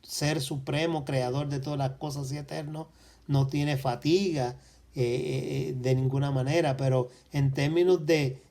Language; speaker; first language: Spanish; native; Spanish